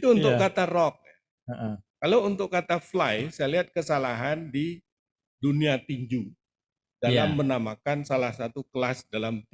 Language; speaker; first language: Indonesian; native; Indonesian